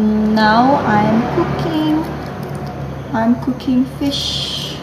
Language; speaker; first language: English; non-native, fluent; Indonesian